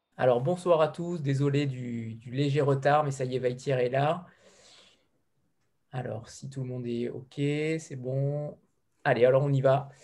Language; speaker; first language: French; native; French